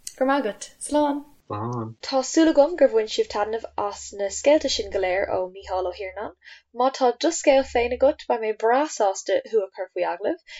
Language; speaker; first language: Irish; non-native, local second language; English